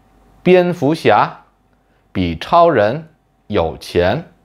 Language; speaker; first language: Chinese; non-native, fluent; Indonesian